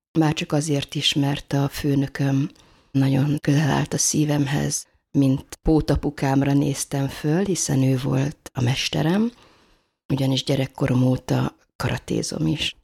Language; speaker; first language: Hungarian; native; Hungarian